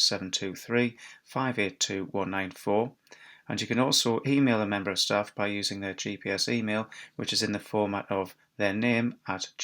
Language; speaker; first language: English; native; English